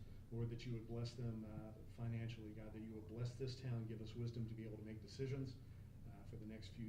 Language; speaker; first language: English; native; English